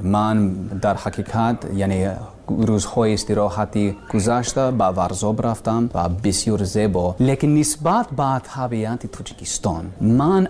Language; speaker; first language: Persian; non-native, learner; English